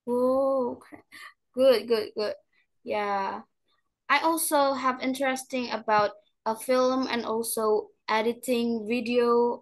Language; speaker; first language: English; non-native, learner; Indonesian